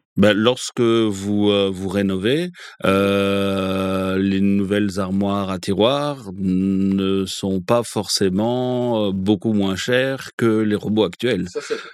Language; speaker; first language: French; native; French